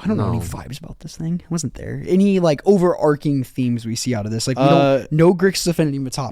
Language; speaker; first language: English; native; English